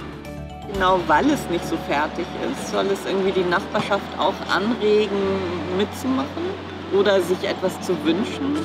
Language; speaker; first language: German; native; German